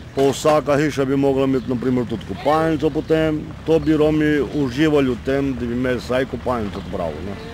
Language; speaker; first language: Slovenian; non-native, local second language; Romany